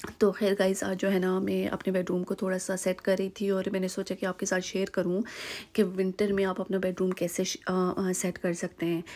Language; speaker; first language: Urdu; native; Urdu